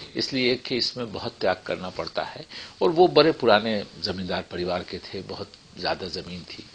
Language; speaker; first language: Hindi; native; Hindi